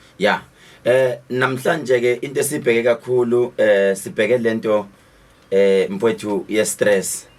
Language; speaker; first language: Zulu; native; Zulu